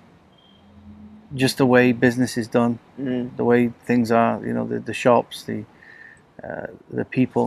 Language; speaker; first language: English; native; English